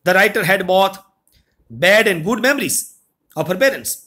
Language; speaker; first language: English; non-native, local second language; Gujarati